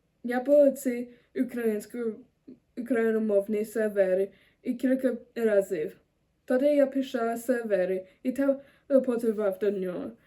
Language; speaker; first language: Ukrainian; non-native, learner; German